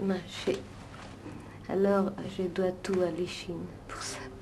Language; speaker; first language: French; non-native, fluent; Italian